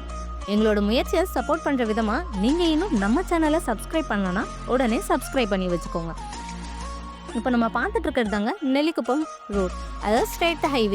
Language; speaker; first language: Tamil; native; Tamil